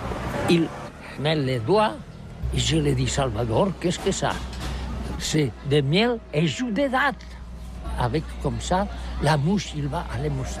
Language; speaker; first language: French; non-native, learner; Catalan